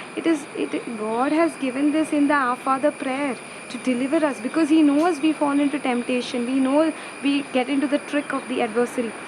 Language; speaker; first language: English; non-native, local second language; Malayalam